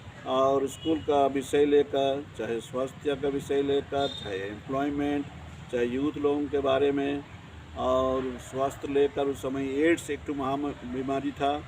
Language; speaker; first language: Hindi; non-native, local second language; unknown